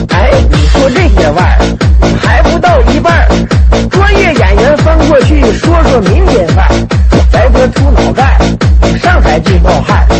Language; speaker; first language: Chinese; native; Chinese